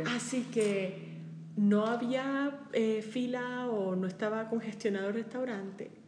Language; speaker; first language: Spanish; native; Spanish